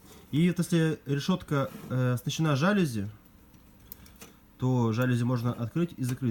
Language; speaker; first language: Russian; native; Russian